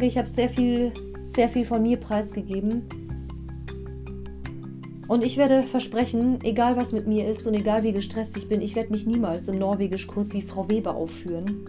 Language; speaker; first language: German; native; German